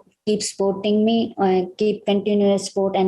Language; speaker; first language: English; non-native, learner; Hindi